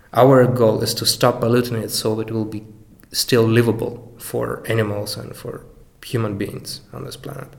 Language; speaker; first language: English; non-native, fluent; Ukrainian